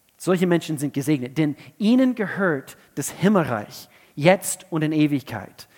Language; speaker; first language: German; non-native, fluent; English